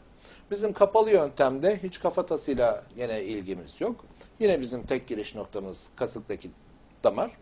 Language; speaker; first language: Turkish; native; Turkish